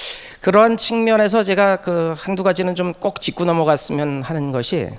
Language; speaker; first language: Korean; native; Korean